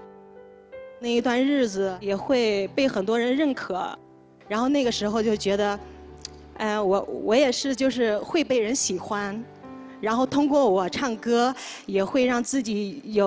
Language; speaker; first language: Chinese; native; Chinese